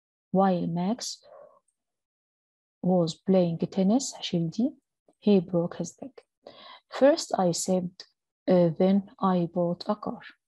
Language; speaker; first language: English; non-native, fluent; Arabic